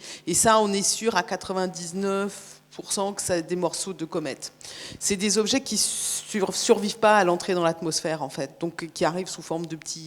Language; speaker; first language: French; native; French